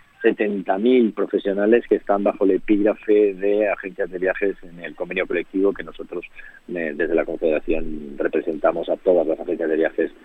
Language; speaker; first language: Spanish; native; Spanish